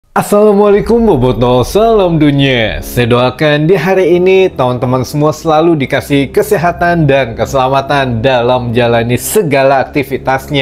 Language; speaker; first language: Indonesian; native; Indonesian